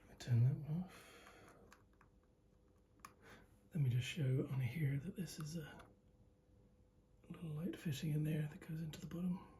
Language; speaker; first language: English; native; English